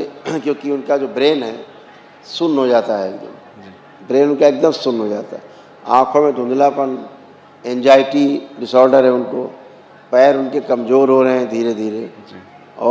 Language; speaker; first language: Hindi; native; Hindi